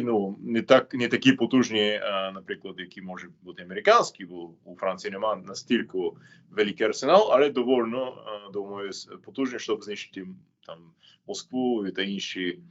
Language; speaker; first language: Ukrainian; non-native, fluent; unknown